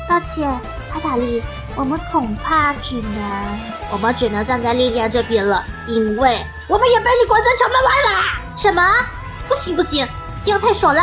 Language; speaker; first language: Chinese; native; Chinese